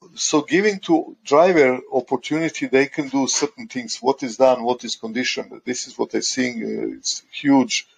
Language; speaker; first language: English; non-native, fluent; Croatian